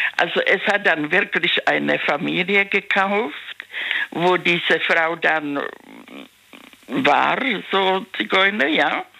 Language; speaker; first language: German; non-native, learner; Czech